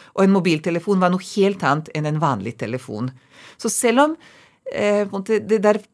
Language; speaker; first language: Norwegian; non-native, fluent; Serbian